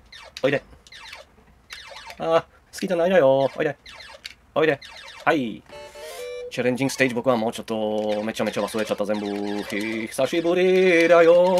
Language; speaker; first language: Japanese; non-native, learner; Czech